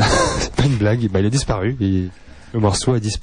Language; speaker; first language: French; native; French